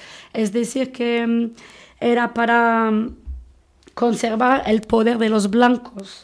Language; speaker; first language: Spanish; non-native, fluent; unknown